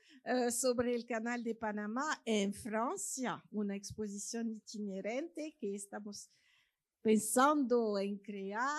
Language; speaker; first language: Spanish; non-native, fluent; French